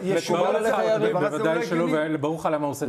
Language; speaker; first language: Hebrew; native; Hebrew